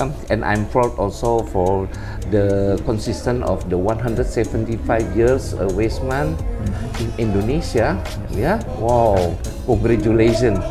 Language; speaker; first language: English; non-native, learner; Indonesian